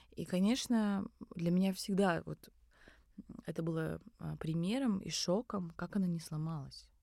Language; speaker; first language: Russian; early bilingual, other home language; Tajik